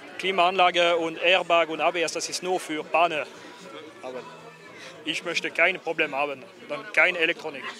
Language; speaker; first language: German; non-native, local second language; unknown